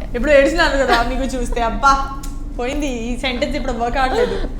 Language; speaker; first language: Telugu; non-native, learner; Gujarati